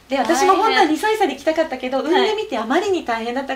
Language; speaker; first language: Japanese; native; Japanese